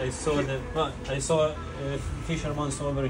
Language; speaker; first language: English; non-native, learner; Lithuanian